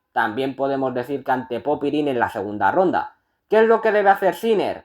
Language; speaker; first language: Spanish; native; Spanish